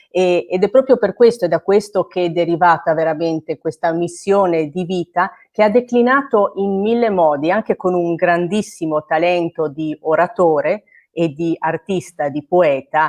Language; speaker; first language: Italian; native; Italian